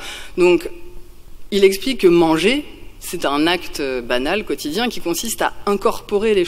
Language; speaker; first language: French; native; French